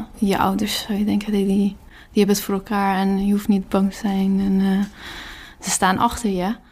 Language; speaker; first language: Dutch; early bilingual, other home language; Persian